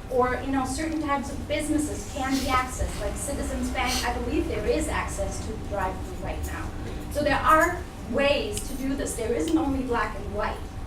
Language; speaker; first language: English; non-native, fluent; German